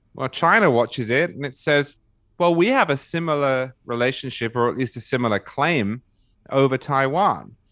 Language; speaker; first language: English; native; English